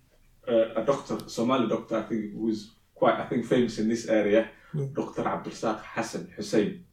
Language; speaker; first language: English; early bilingual, other home language; Somali